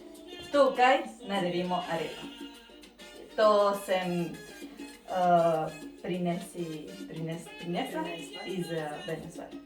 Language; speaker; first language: Slovenian; non-native, learner; Spanish